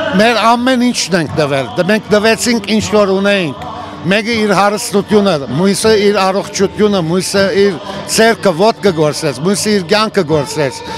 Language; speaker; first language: Armenian; early bilingual, heritage; Armenian